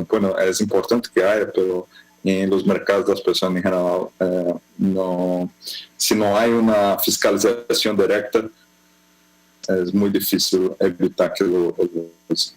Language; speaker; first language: Spanish; non-native, fluent; Portuguese